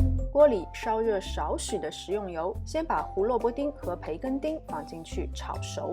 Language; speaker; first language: Chinese; native; Chinese